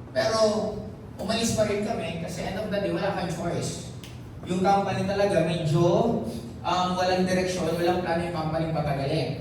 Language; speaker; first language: Filipino; non-native, local second language; Bikol